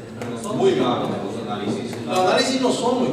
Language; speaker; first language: Spanish; native; Spanish